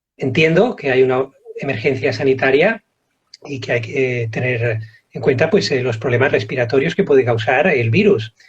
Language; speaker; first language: Spanish; native; Spanish